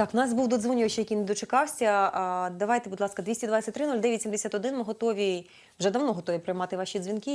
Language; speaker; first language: Ukrainian; native; Ukrainian